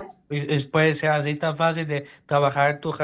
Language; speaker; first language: Spanish; non-native, fluent; Dutch